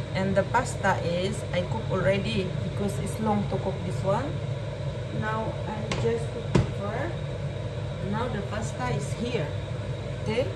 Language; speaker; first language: English; non-native, learner; Filipino